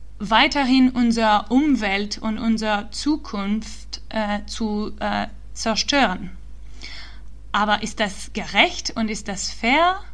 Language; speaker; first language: German; early bilingual, heritage; German